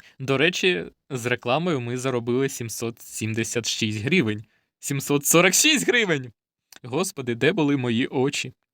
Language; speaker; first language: Ukrainian; non-native, local second language; Russian